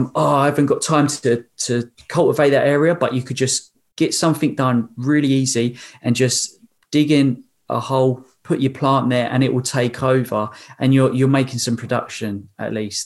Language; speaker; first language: English; native; English